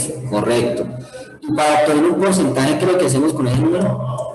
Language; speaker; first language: Spanish; native; Spanish